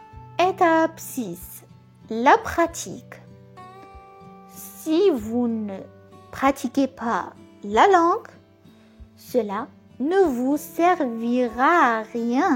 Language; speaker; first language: French; non-native, local second language; Arabic